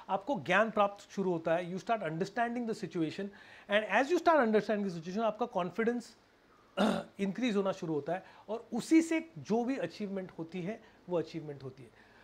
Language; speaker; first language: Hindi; non-native, local second language; Marathi